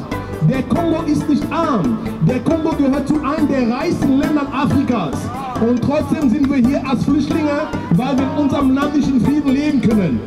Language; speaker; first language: German; non-native, fluent; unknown